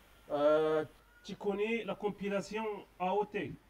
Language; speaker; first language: French; non-native, local second language; Arabic